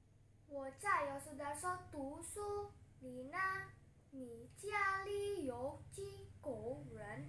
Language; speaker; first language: Chinese; non-native, learner; Indonesian